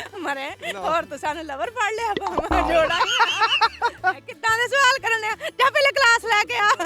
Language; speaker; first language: Punjabi; native; Punjabi